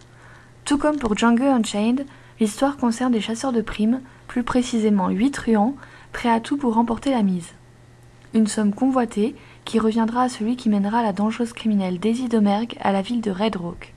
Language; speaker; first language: French; native; French